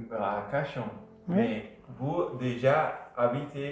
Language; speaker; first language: French; non-native, learner; Spanish